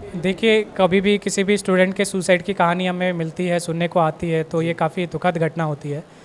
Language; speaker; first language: Hindi; native; Hindi